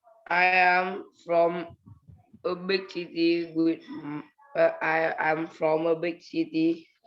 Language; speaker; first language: English; non-native, learner; Vietnamese